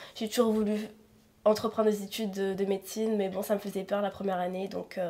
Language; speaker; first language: French; native; French